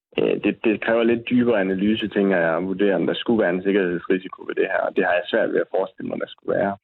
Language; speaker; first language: Danish; native; Danish